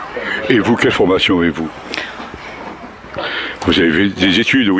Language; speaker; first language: French; native; French